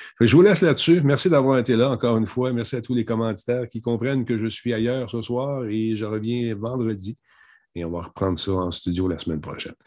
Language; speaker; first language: French; native; French